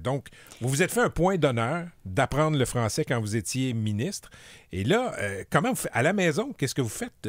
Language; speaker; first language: French; native; French